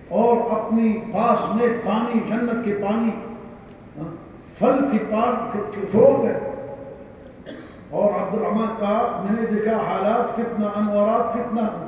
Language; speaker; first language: Urdu; non-native, learner; Arabic